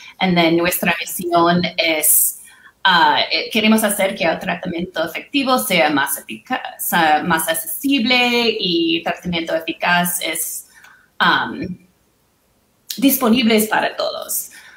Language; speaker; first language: Spanish; non-native, fluent; English